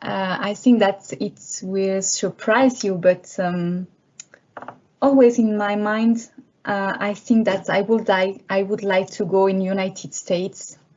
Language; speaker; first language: English; non-native, learner; French